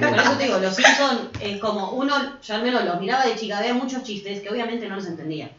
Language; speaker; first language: Spanish; native; Spanish